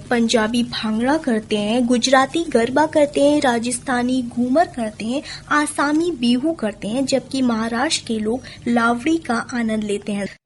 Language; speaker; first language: Hindi; native; Hindi